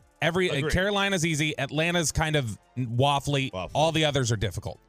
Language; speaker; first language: English; native; English